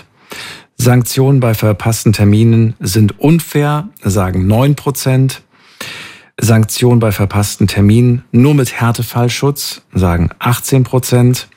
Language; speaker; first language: German; native; German